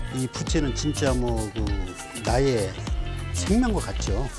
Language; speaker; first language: Korean; native; Korean